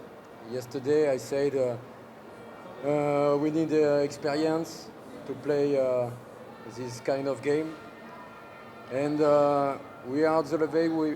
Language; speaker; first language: English; non-native, learner; French